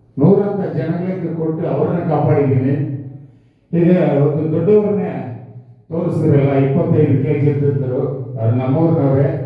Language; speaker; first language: Kannada; native; Kannada